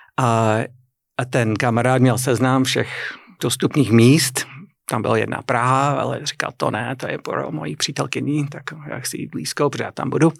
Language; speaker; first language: Czech; non-native, fluent; English